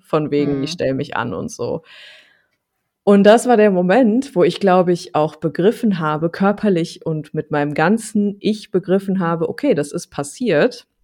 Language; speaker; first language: German; native; German